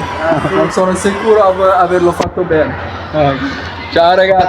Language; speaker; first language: Italian; non-native, learner; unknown